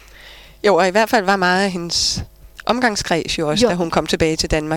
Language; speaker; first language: Danish; native; Danish